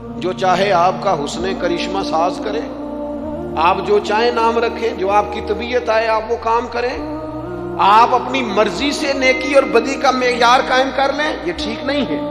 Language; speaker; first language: Urdu; non-native, local second language; Punjabi